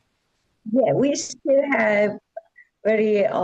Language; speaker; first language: English; non-native, learner; Korean